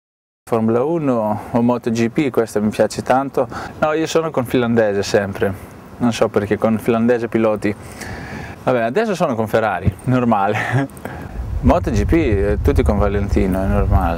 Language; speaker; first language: Italian; non-native, fluent; Greek